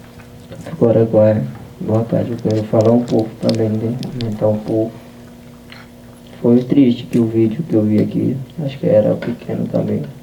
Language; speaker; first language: Portuguese; non-native, local second language; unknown